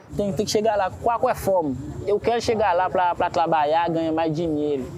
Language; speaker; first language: Portuguese; non-native, learner; Haitian Creole